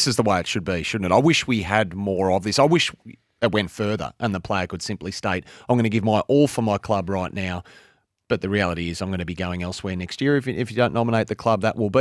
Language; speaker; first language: English; native; English